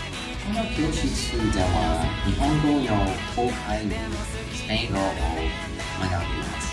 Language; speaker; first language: Japanese; non-native, learner; English